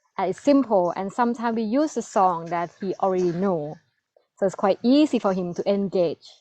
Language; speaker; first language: English; non-native, learner; Thai